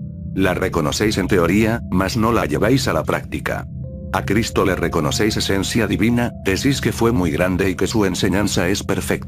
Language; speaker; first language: Spanish; native; Spanish